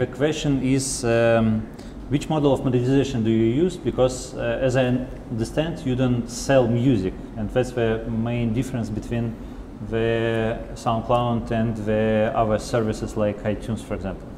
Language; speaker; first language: English; non-native, fluent; Russian